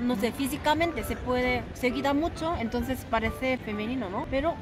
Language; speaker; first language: Spanish; non-native, fluent; Korean